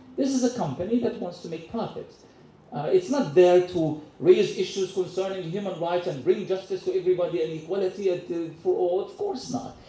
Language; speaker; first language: English; non-native, fluent; Arabic